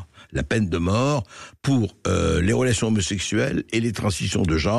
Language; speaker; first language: French; native; French